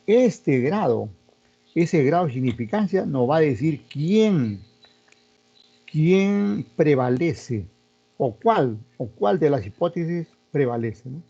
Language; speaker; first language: Spanish; native; Spanish